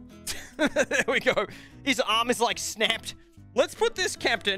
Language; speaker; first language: English; native; English